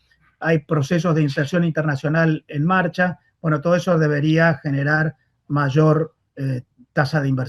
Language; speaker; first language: Spanish; native; Spanish